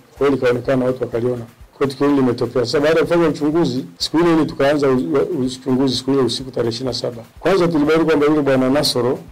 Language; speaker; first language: Swahili; native; Swahili